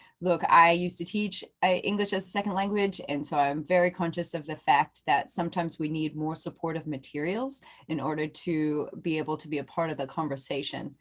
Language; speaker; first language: English; native; English